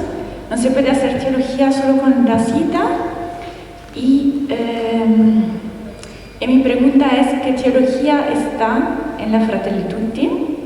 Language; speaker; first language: Spanish; non-native, fluent; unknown